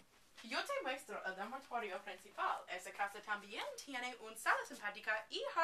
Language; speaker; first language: Spanish; non-native, learner; English